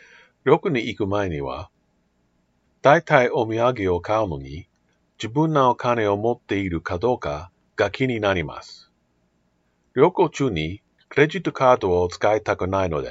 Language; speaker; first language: Japanese; non-native, learner; English